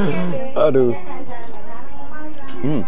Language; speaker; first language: Indonesian; non-native, fluent; German